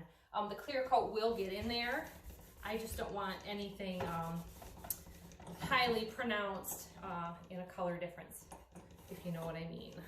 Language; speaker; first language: English; native; English